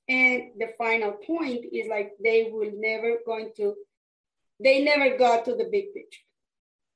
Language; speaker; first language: English; non-native, fluent; Spanish